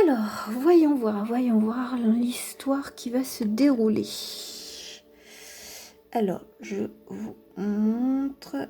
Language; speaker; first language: French; native; French